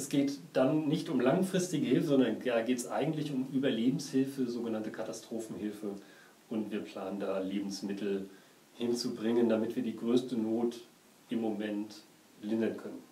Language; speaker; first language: German; native; German